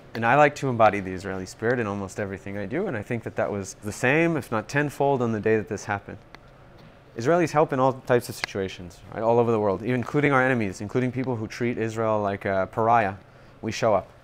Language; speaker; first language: English; native; English